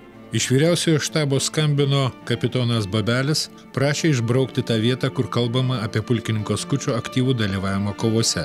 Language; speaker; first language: Lithuanian; native; Lithuanian